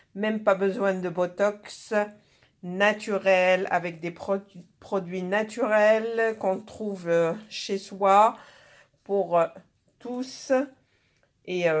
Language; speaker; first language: French; non-native, local second language; Arabic